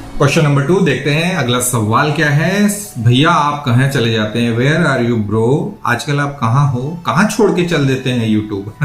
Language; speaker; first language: Hindi; native; Hindi